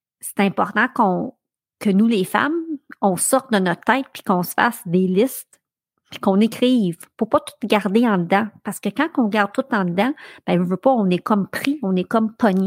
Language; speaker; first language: French; native; French